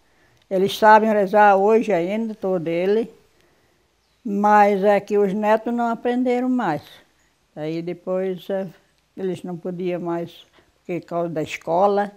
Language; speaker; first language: Portuguese; non-native, local second language; German